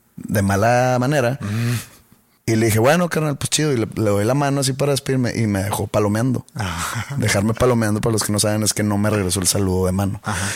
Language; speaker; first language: Spanish; native; Spanish